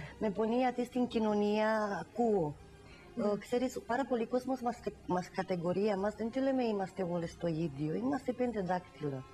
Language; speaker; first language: Greek; non-native, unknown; Romanian